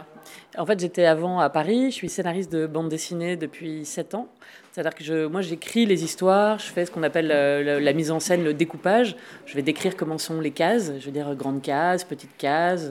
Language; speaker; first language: French; native; French